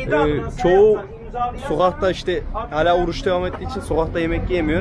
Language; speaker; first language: Turkish; native; Turkish